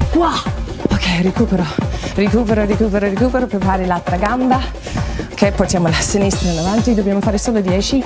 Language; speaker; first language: Italian; non-native, fluent; English